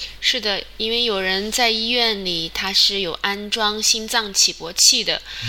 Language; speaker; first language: Chinese; non-native, fluent; Japanese